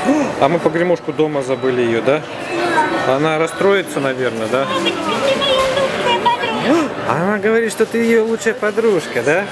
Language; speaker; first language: Russian; native; Russian